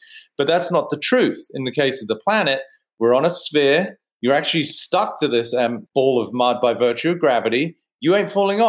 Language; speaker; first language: English; native; English